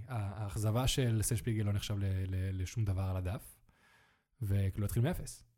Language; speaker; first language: Hebrew; early bilingual, other home language; Spanish